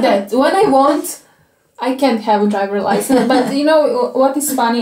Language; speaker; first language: English; non-native, fluent; Serbian